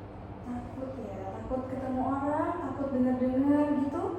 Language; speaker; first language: Indonesian; native; Indonesian